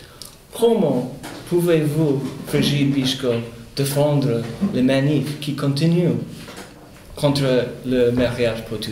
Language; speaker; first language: French; non-native, fluent; Spanish